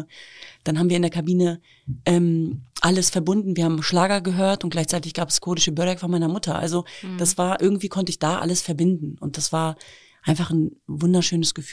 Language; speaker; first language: German; native; German